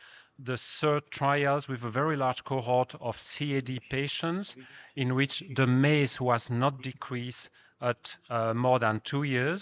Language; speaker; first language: English; non-native, fluent; French